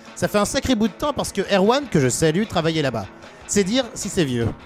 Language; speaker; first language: French; native; French